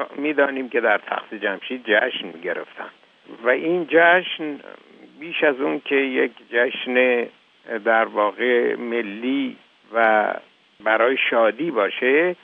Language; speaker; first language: Persian; native; Persian